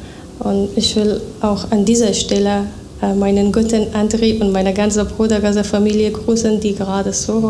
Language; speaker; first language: German; non-native, fluent; Persian